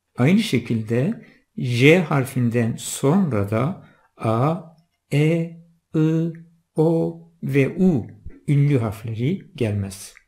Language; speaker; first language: Turkish; non-native, local second language; Zaza